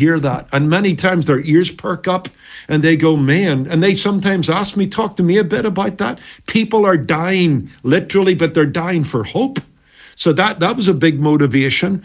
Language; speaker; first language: English; native; English